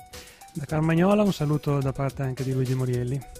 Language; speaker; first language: Italian; native; Italian